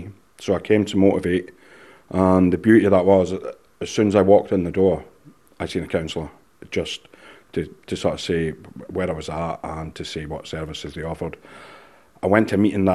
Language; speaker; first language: English; native; English